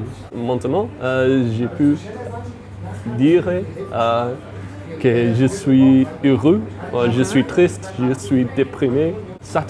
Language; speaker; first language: French; non-native, learner; English